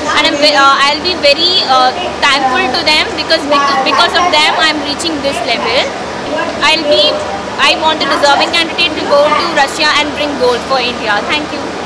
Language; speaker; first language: English; non-native, local second language; Tamil